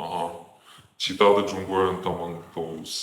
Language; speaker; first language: Chinese; non-native, fluent; Ukrainian